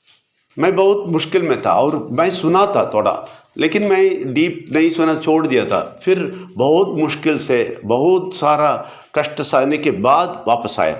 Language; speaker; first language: Hindi; non-native, local second language; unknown